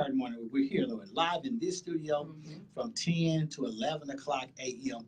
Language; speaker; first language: English; native; English